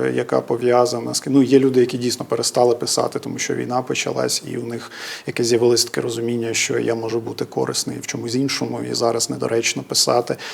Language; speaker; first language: Ukrainian; native; Ukrainian